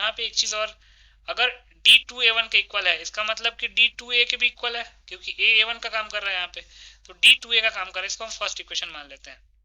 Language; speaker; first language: Hindi; native; Hindi